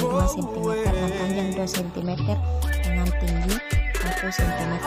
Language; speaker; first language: Indonesian; native; Indonesian